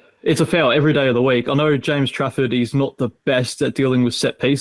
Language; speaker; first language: English; native; English